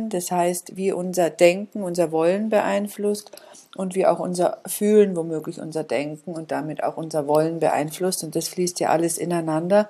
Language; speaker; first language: German; native; German